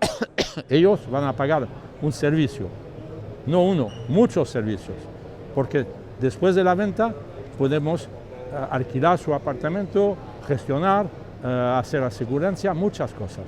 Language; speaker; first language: Spanish; non-native, learner; French